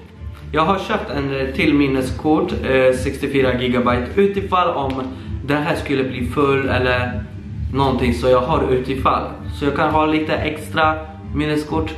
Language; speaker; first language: Swedish; early bilingual, other home language; Polish